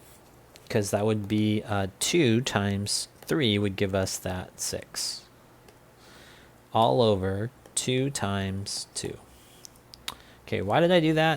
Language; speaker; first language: English; native; English